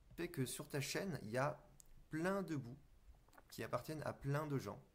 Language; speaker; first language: French; native; French